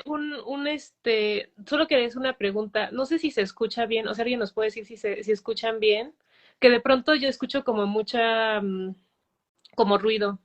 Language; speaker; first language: Spanish; native; Spanish